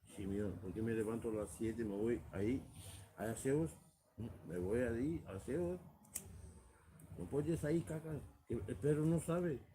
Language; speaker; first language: Spanish; non-native, learner; Romanian